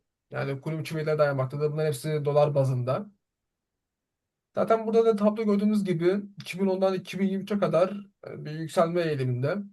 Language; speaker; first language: Turkish; native; Turkish